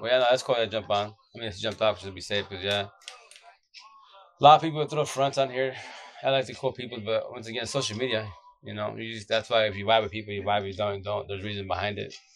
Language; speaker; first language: English; early bilingual, other home language; Spanish